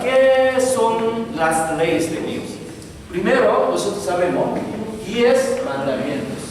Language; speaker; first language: Spanish; non-native, learner; Korean